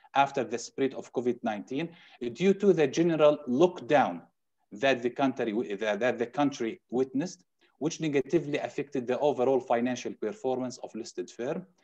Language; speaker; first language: English; non-native, fluent; Arabic